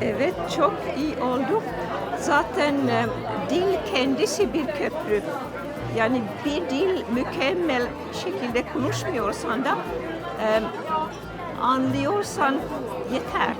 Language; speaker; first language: Turkish; non-native, fluent; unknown